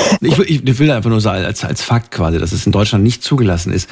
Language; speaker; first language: German; native; German